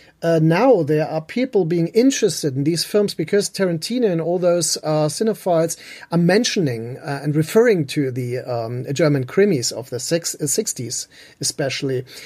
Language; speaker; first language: English; non-native, fluent; German